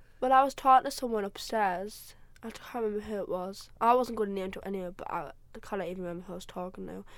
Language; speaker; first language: English; native; English